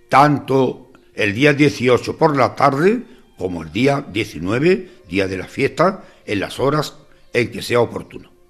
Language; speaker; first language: Spanish; native; Spanish